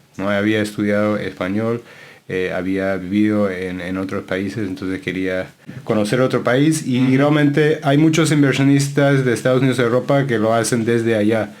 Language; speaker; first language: Spanish; non-native, fluent; English